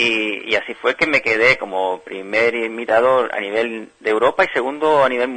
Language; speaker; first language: Spanish; native; Spanish